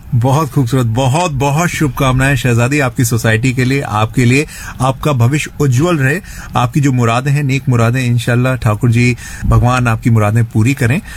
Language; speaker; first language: Hindi; native; Hindi